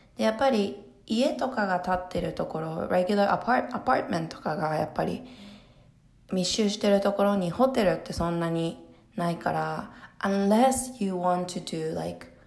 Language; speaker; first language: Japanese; early bilingual, heritage; Japanese